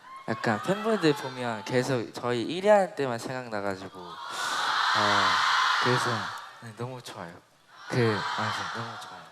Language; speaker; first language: Korean; non-native, fluent; Chinese